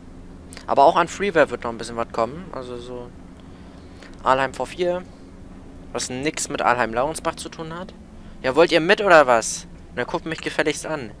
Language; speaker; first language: German; native; German